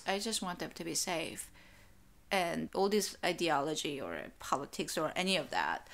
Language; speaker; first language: English; non-native, fluent; Korean